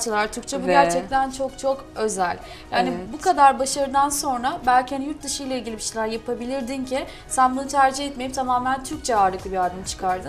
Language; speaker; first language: Turkish; native; Turkish